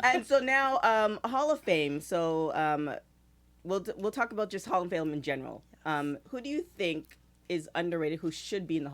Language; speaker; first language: English; native; English